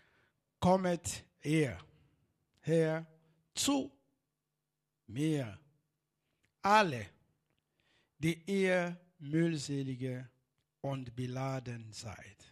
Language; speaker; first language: German; non-native, learner; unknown